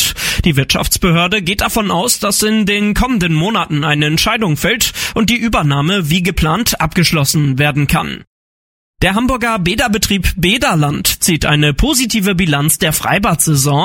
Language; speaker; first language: German; native; German